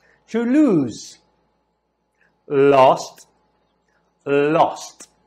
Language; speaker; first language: English; non-native, fluent; Portuguese